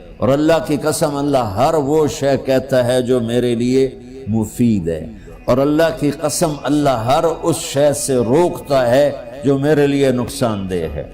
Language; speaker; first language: Urdu; non-native, local second language; Punjabi